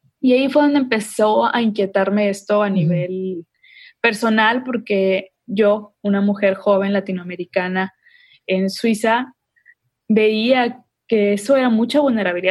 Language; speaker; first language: Spanish; native; Spanish